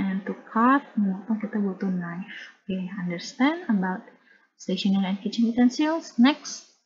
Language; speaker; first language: English; non-native, fluent; Indonesian